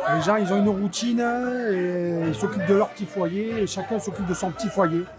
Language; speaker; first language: French; native; French